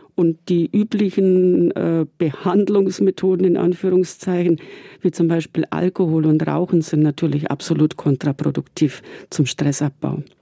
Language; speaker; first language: German; native; German